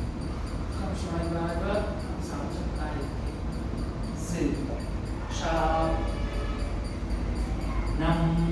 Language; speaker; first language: Vietnamese; non-native, learner; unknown